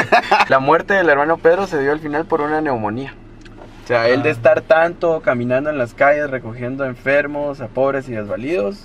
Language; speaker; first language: Spanish; native; Spanish